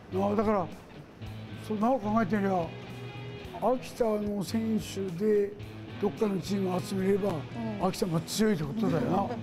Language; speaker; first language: Japanese; native; Japanese